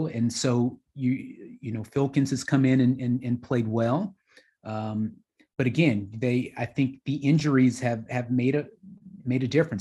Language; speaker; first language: English; native; English